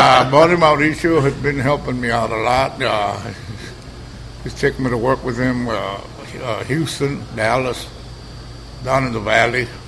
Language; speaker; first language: English; early bilingual, other home language; Spanish